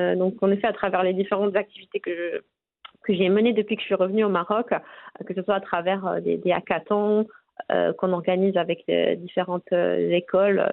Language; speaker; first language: French; non-native, local second language; Arabic